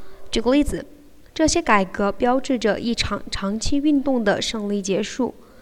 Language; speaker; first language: Chinese; native; Chinese